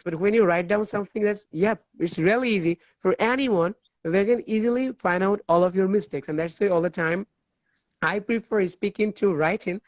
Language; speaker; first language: English; non-native, fluent; Bangla